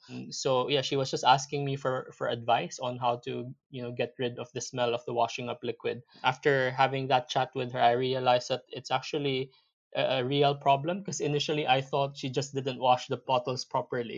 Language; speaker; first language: English; non-native, local second language; Filipino